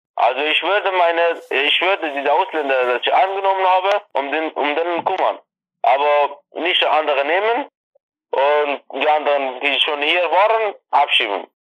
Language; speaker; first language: German; non-native, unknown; Persian